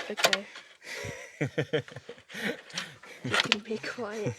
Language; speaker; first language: English; native; English